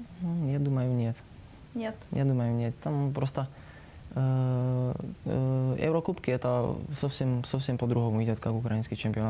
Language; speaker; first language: Russian; non-native, learner; Slovak